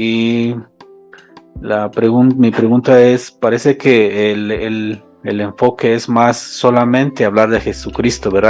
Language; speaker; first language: Spanish; non-native, local second language; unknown